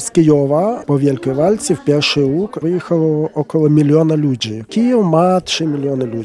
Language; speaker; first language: Polish; non-native, learner; Ukrainian